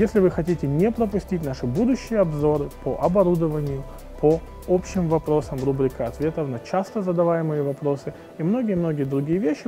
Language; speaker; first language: Russian; native; Russian